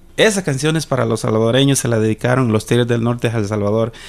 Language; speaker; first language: Spanish; native; Spanish